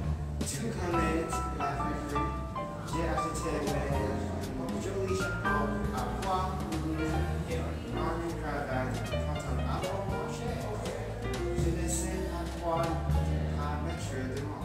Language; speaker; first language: French; non-native, learner; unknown